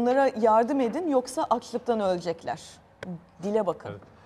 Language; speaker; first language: Turkish; native; Turkish